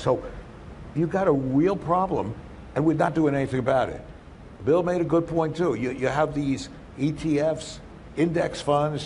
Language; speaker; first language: English; native; English